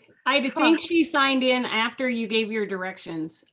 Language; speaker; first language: English; native; English